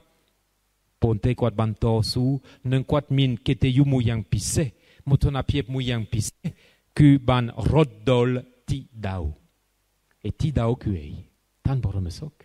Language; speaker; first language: Khmer; non-native, fluent; French